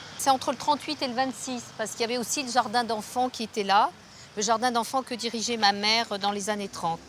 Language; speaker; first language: French; native; French